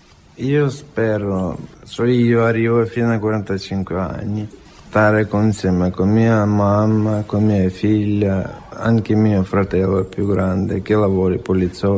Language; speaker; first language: Italian; non-native, learner; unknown